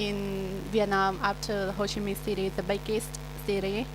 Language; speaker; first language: English; non-native, learner; Vietnamese